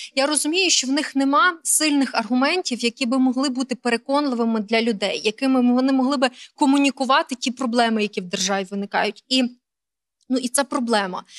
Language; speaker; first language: Ukrainian; native; Ukrainian